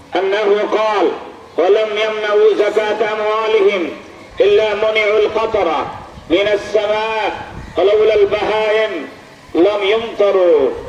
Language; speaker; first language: Arabic; non-native, fluent; Bangla